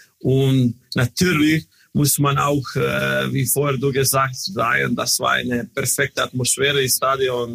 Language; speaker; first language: German; non-native, learner; Croatian